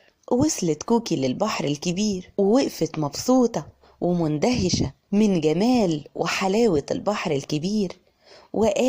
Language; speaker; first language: Arabic; native; Arabic